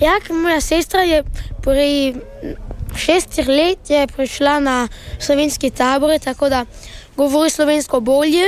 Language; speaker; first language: Slovenian; early bilingual, heritage; Slovenian